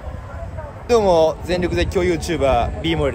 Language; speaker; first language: Japanese; native; Japanese